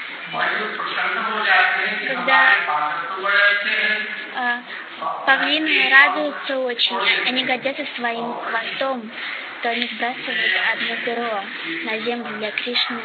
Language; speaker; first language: Russian; native; Russian